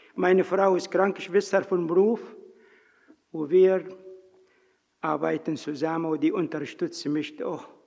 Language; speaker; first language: German; non-native, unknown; Arabic